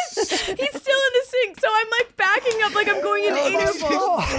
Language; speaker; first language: English; native; English